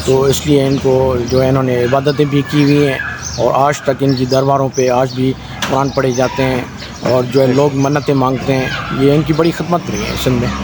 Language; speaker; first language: Urdu; non-native, local second language; Sindhi